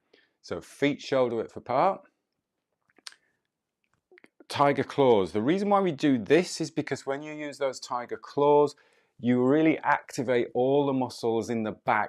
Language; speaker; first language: English; native; English